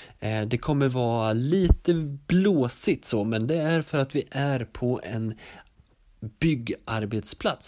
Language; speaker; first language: Swedish; native; Swedish